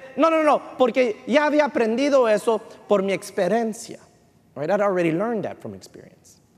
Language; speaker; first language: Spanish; early bilingual, heritage; Spanish